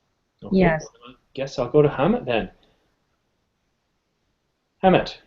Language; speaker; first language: English; native; English